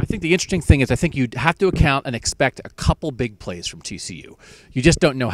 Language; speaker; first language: English; native; English